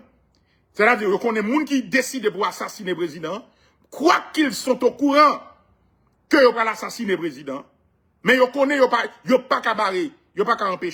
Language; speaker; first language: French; non-native, local second language; Haitian Creole